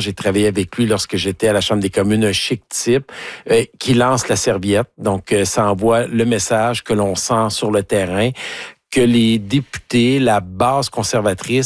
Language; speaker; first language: French; native; French